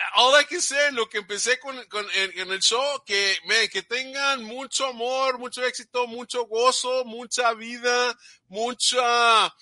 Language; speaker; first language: Spanish; early bilingual, heritage; Spanish